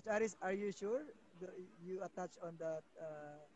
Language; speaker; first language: English; non-native, local second language; Filipino